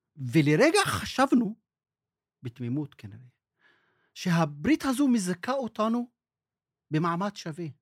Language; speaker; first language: Hebrew; non-native, local second language; Arabic